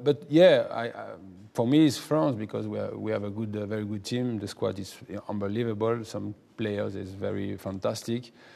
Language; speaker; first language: English; non-native, fluent; French